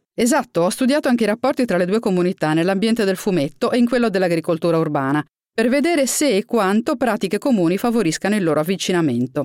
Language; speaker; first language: Italian; native; Italian